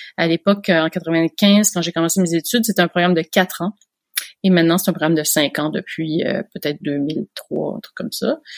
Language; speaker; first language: French; native; French